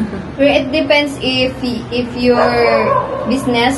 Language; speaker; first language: English; non-native, learner; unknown